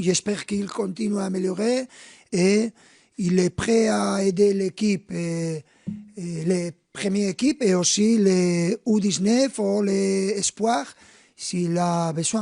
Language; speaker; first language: French; non-native, fluent; Spanish